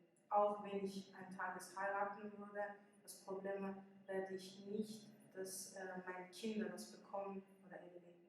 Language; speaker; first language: German; early bilingual, other home language; Persian